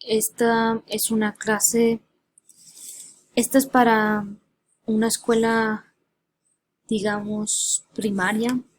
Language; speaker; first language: Spanish; early bilingual, heritage; Spanish